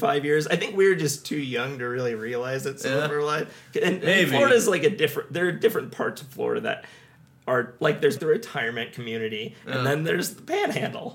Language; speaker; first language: English; native; English